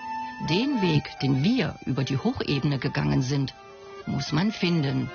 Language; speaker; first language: German; native; German